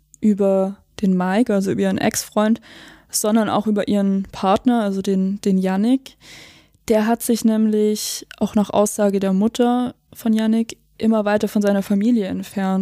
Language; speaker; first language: German; native; German